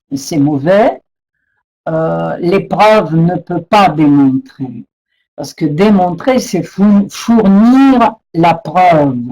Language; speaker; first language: French; non-native, fluent; Russian